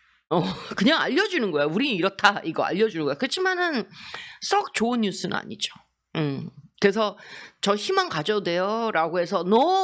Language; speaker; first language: Korean; native; Korean